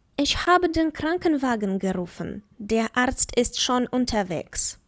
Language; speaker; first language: German; non-native, fluent; Ukrainian